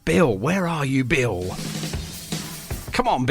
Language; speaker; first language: English; native; English